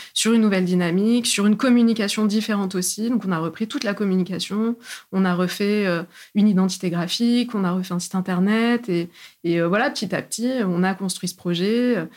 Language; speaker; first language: French; native; French